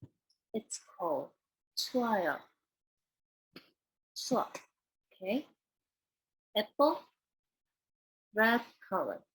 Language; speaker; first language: English; non-native, fluent; Korean